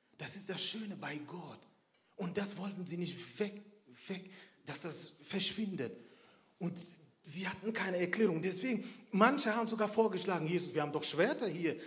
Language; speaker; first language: German; non-native, fluent; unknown